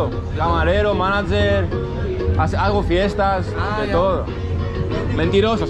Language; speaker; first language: Spanish; non-native, learner; Greek